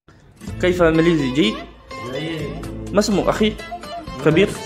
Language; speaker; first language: Arabic; non-native, learner; Malay